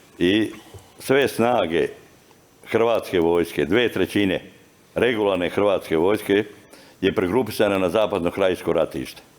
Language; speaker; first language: Bosnian; native; Bosnian